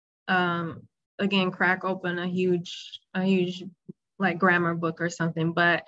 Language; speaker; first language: English; native; English